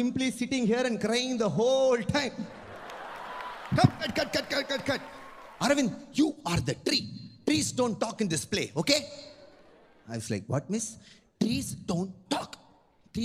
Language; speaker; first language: English; non-native, local second language; Tamil